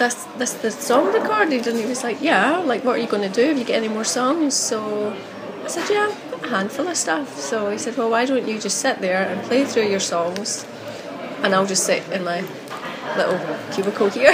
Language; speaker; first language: English; native; English